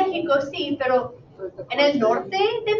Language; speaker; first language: Spanish; non-native, fluent; English